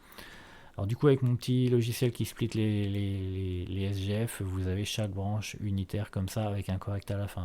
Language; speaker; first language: French; native; French